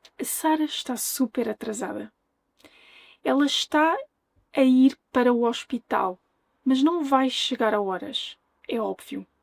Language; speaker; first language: Portuguese; native; Portuguese